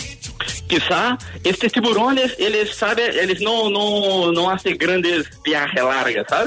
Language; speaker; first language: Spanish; non-native, learner; Portuguese